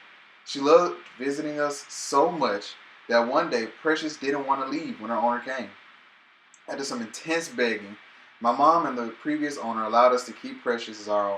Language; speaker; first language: English; native; English